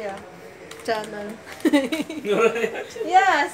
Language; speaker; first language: English; non-native, local second language; Filipino